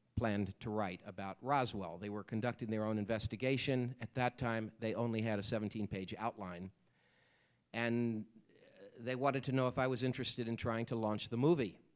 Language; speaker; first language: English; native; English